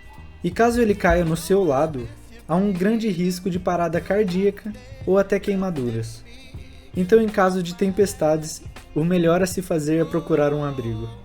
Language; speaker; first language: Portuguese; native; Portuguese